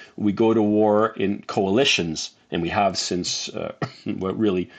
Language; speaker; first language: English; native; English